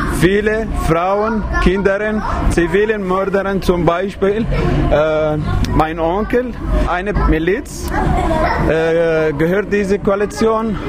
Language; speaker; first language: German; non-native, learner; Kurdish